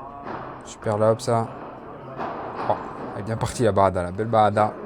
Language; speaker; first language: French; native; French